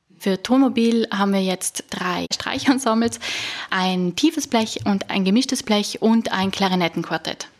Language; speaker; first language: German; native; German